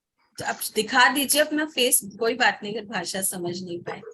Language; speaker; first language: Hindi; native; Hindi